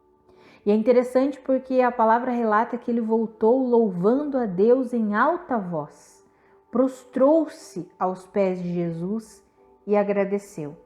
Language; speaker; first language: Portuguese; native; Portuguese